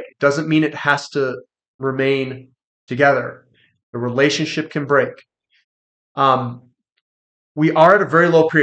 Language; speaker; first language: English; native; English